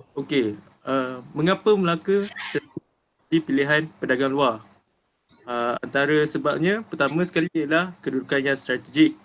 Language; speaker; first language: Malay; native; Malay